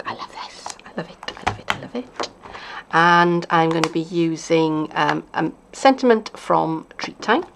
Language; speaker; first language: English; native; English